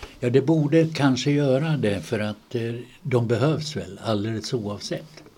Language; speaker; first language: Swedish; native; Swedish